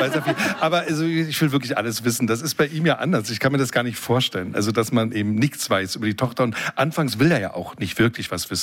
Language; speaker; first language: German; native; German